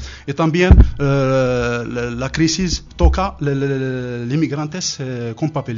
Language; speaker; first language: Spanish; non-native, learner; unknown